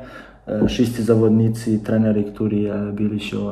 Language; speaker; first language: Polish; non-native, learner; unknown